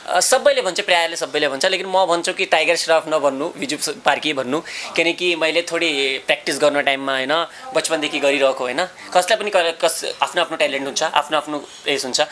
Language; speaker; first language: Nepali; early bilingual, heritage; Nepali